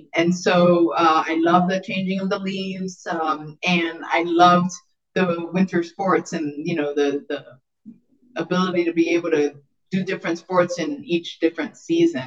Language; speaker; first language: English; native; English